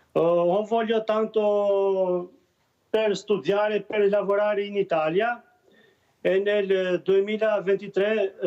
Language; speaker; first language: Italian; non-native, learner; Albanian